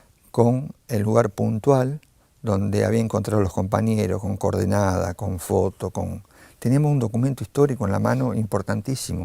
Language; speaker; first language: Spanish; native; Spanish